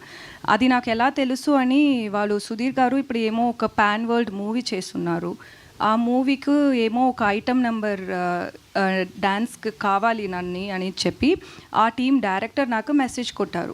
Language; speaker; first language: Telugu; non-native, learner; Tamil